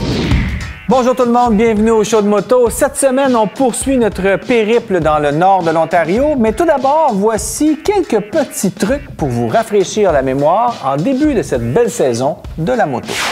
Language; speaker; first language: French; native; French